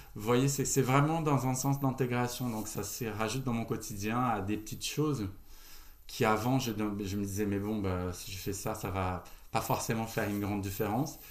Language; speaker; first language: French; non-native, fluent; Portuguese